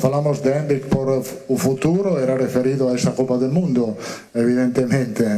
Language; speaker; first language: Portuguese; non-native, learner; Italian